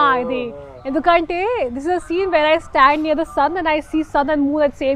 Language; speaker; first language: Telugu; non-native, local second language; Hindi